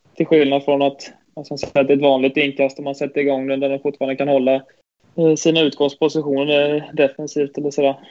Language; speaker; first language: Swedish; native; Swedish